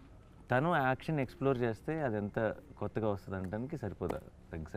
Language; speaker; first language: Telugu; native; Telugu